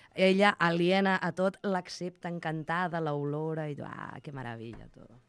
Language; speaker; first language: Catalan; non-native, fluent; Russian